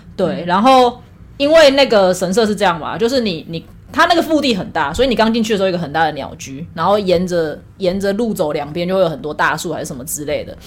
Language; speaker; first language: Chinese; non-native, local second language; Min Nan Chinese